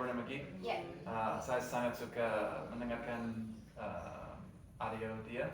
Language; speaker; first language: Indonesian; non-native, learner; English